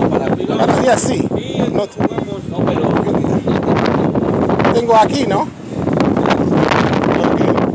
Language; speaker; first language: Spanish; non-native, learner; Haitian Creole